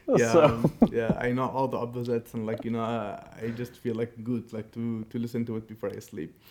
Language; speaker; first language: English; non-native, fluent; Arabic